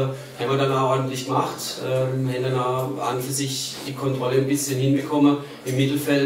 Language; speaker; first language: German; native; German